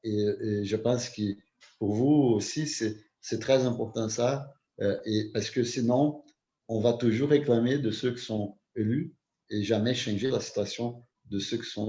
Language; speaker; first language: French; non-native, fluent; Portuguese